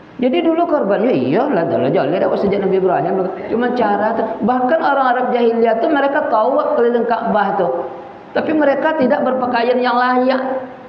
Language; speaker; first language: Malay; native; Malay